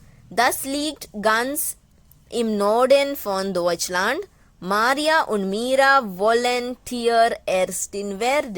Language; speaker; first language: German; non-native, fluent; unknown